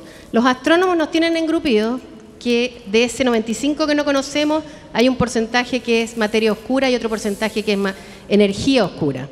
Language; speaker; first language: Spanish; native; Spanish